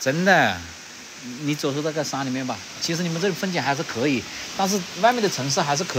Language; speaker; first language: Chinese; native; Chinese